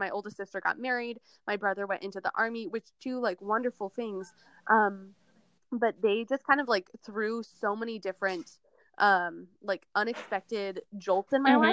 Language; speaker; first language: English; native; English